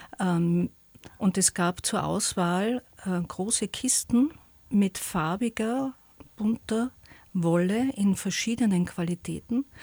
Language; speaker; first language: German; native; German